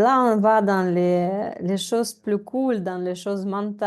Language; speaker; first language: French; non-native, fluent; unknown